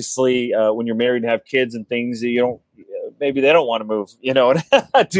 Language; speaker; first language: English; native; English